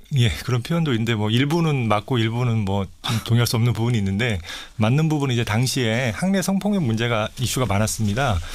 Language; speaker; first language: Korean; native; Korean